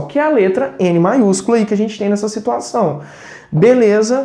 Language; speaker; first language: Portuguese; native; Portuguese